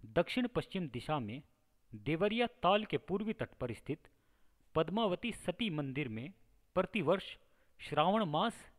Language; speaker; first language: Hindi; native; Hindi